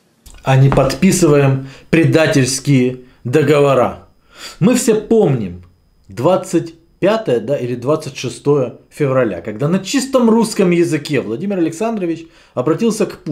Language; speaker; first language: Russian; native; Russian